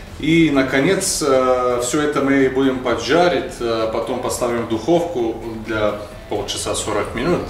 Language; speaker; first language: Russian; non-native, learner; Bulgarian